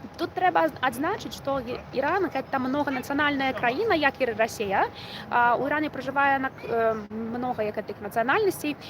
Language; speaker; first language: Belarusian; non-native, local second language; Russian